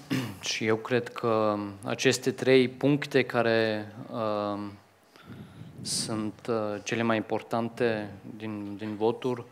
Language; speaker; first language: Romanian; non-native, fluent; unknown